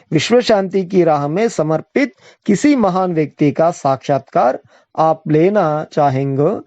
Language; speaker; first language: Hindi; non-native, local second language; Telugu